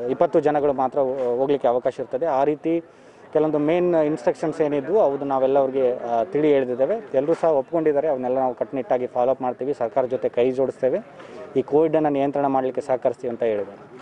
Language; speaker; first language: Kannada; native; Kannada